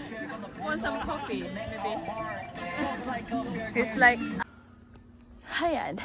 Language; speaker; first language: English; non-native, local second language; Filipino